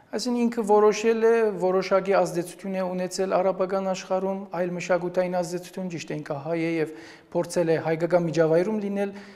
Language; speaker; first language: Armenian; early bilingual, heritage; Armenian